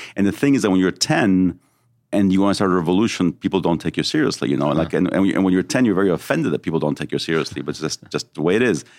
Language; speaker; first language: English; early bilingual, other home language; Hebrew